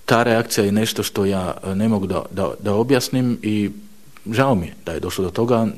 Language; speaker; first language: Bosnian; non-native, fluent; Slovak